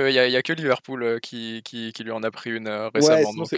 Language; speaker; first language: French; native; French